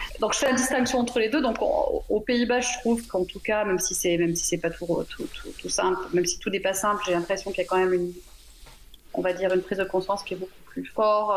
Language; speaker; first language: French; native; French